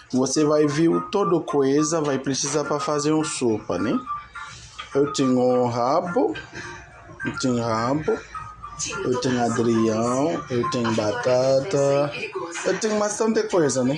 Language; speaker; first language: Portuguese; non-native, learner; Haitian Creole